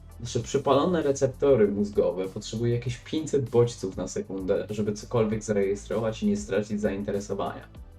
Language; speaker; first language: Polish; native; Polish